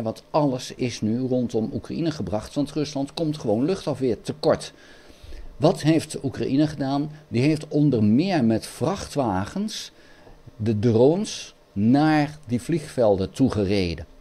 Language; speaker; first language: Dutch; native; Dutch